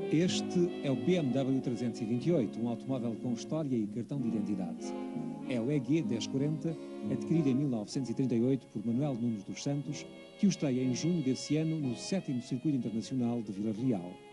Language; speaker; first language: Portuguese; native; Portuguese